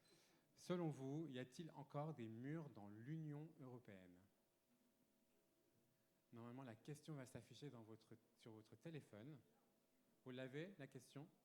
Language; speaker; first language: French; native; French